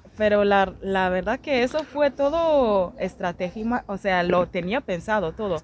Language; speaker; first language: Spanish; non-native, fluent; German